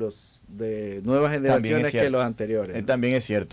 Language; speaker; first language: Spanish; native; Spanish